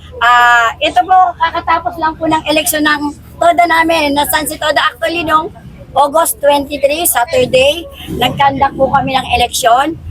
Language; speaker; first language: Filipino; native; Filipino